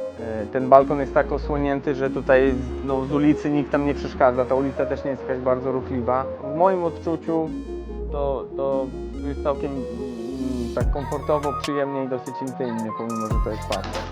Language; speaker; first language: Polish; native; Polish